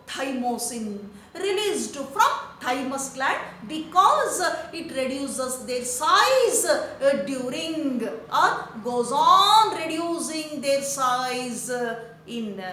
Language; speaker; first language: English; non-native, local second language; Kannada